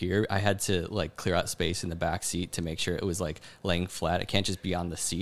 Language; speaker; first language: English; native; English